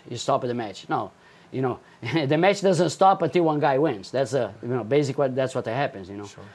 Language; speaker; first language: English; non-native, fluent; Portuguese